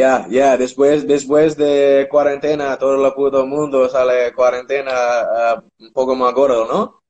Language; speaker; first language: Spanish; non-native, learner; English